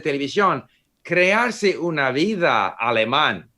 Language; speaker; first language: Spanish; non-native, fluent; English